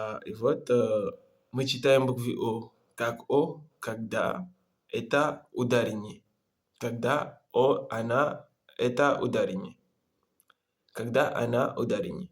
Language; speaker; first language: Russian; non-native, learner; Comorian